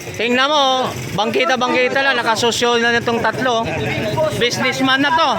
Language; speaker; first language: Filipino; native; Filipino